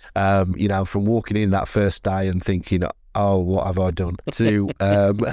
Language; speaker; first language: English; native; English